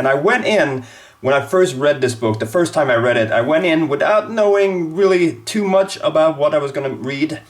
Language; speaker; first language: English; non-native, fluent; Swedish